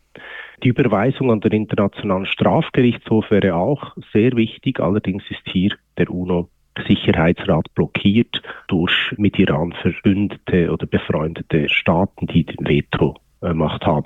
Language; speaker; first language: German; native; German